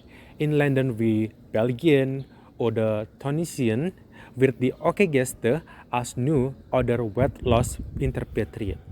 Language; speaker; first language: German; non-native, learner; Indonesian